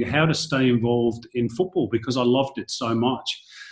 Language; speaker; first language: English; native; English